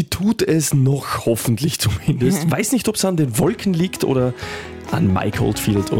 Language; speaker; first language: German; native; German